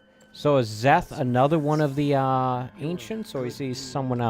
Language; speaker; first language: English; native; English